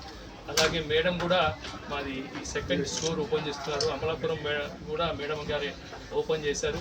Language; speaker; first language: Telugu; native; Telugu